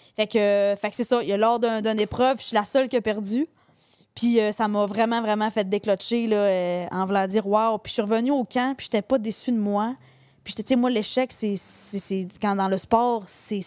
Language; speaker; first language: French; native; French